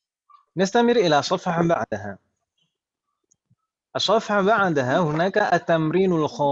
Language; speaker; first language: Arabic; non-native, fluent; Indonesian